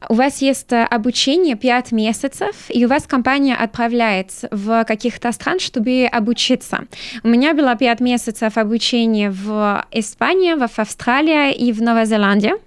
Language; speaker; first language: Russian; non-native, learner; French